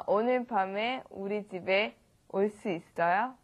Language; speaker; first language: Korean; non-native, learner; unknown